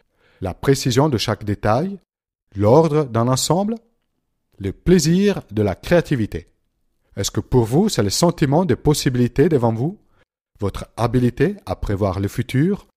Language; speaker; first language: French; non-native, fluent; Italian